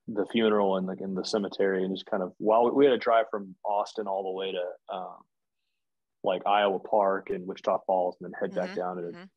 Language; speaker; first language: English; native; English